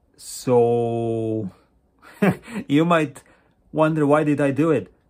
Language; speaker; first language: English; non-native, fluent; Latvian